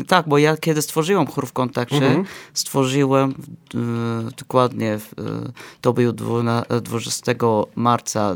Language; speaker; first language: Polish; non-native, fluent; Arabic